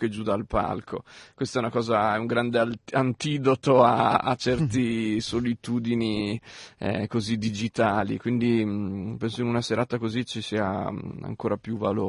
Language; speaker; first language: Italian; native; Italian